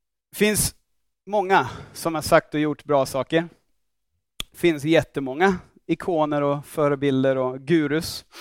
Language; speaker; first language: Swedish; non-native, fluent; English